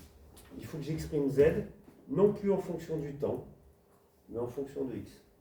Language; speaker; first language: French; native; French